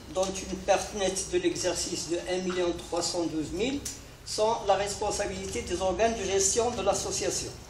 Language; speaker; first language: French; non-native, local second language; Arabic